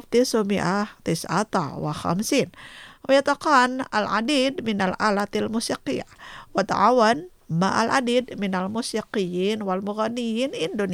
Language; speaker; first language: Arabic; non-native, fluent; Indonesian